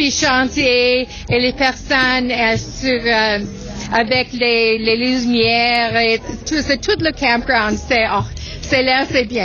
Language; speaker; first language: French; non-native, local second language; English